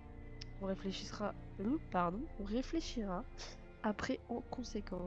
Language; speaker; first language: French; native; French